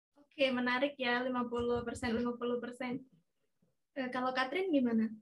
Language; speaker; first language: Indonesian; native; Indonesian